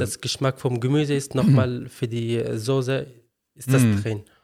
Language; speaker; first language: German; non-native, learner; Arabic